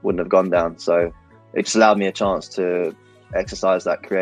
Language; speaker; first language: English; native; English